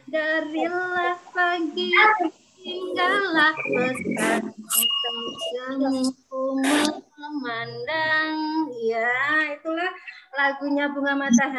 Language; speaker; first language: Indonesian; native; Indonesian